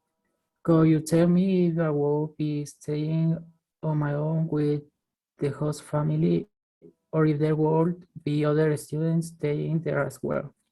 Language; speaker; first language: English; non-native, learner; Spanish